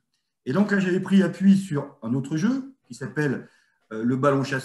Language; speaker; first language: French; native; French